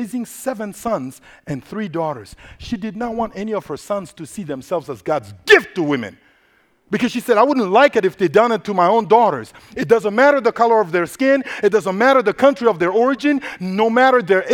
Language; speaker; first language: English; non-native, fluent; Sango